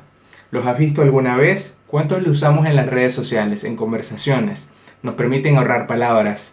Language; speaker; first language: Spanish; native; Spanish